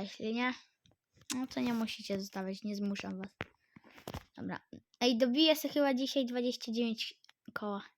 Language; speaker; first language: Polish; native; Polish